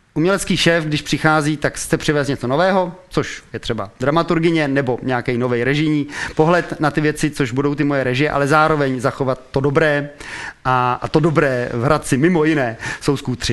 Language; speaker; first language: Czech; native; Czech